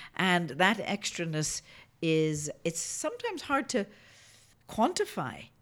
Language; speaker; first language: English; native; English